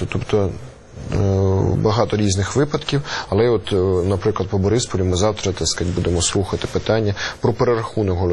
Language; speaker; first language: Ukrainian; native; Ukrainian